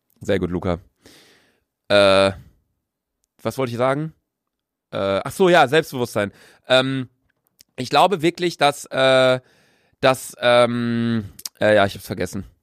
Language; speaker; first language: German; native; German